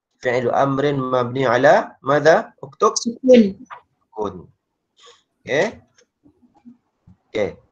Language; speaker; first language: Arabic; non-native, fluent; Malay